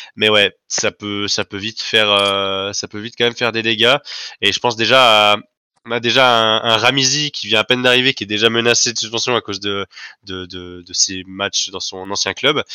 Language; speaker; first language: French; native; French